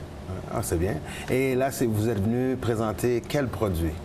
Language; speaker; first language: French; native; French